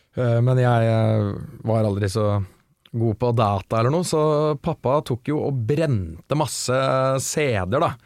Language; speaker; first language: Norwegian; native; Norwegian